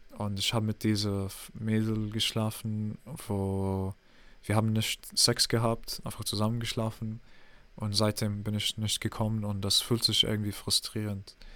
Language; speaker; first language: German; non-native, fluent; English